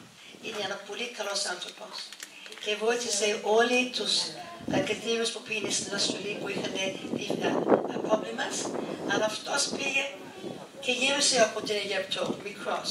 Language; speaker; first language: Greek; early bilingual, heritage; English